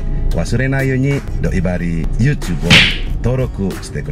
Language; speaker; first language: Japanese; non-native, fluent; Indonesian